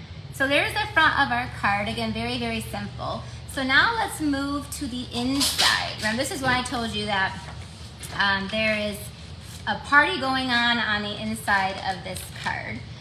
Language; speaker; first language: English; native; English